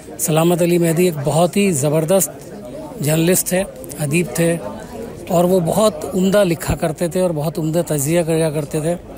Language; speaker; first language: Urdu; native; Urdu